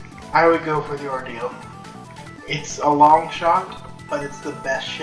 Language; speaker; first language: English; native; English